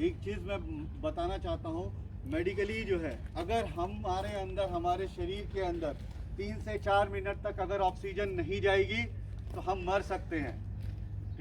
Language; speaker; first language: Hindi; native; Hindi